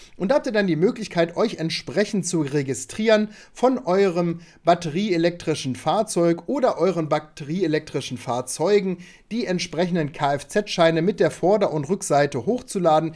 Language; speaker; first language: German; native; German